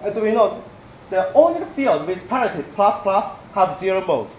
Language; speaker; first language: English; non-native, fluent; Chinese